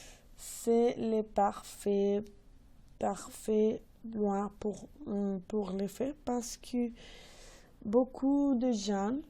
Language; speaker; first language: French; non-native, learner; Spanish